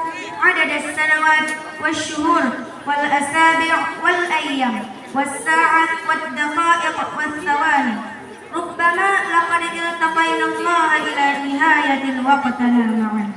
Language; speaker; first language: Arabic; non-native, learner; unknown